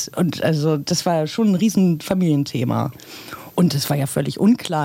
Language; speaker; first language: German; native; German